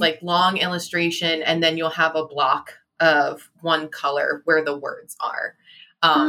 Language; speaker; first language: English; native; English